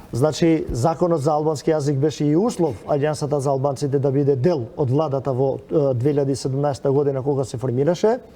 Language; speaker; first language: Macedonian; non-native, local second language; Albanian